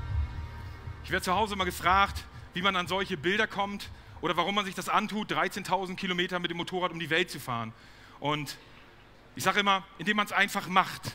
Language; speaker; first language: German; native; German